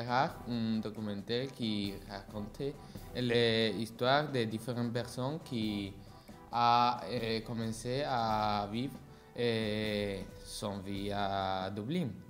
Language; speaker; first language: French; non-native, learner; Spanish